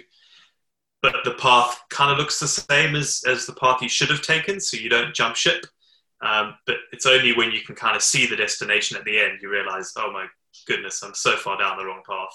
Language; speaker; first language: English; native; English